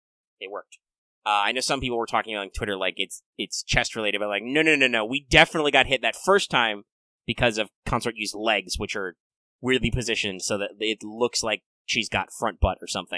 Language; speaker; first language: English; native; English